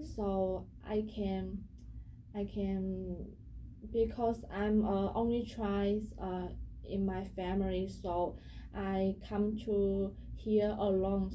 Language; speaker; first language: English; non-native, learner; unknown